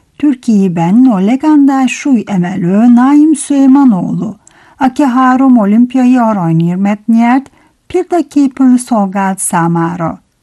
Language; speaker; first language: Hungarian; non-native, fluent; Turkish